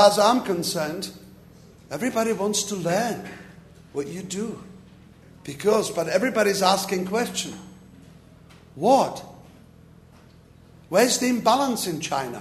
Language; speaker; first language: English; non-native, fluent; Czech